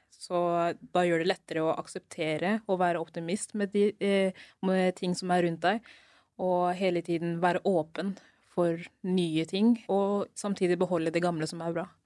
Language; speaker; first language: Norwegian; early bilingual, other home language; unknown